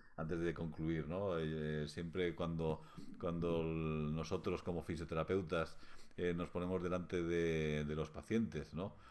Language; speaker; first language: Spanish; native; Spanish